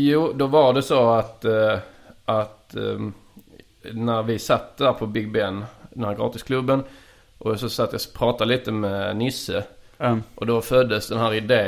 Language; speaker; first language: Swedish; native; Swedish